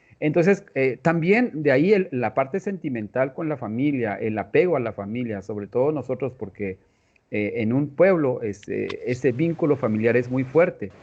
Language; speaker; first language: Spanish; non-native, local second language; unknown